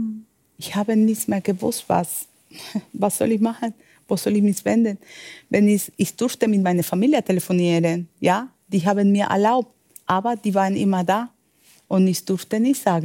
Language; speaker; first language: German; non-native, learner; Spanish